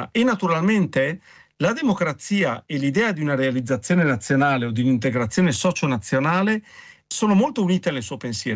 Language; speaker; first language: Italian; native; Italian